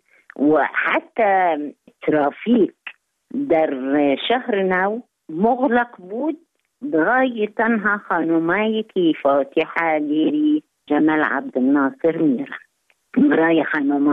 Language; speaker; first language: Persian; non-native, learner; Arabic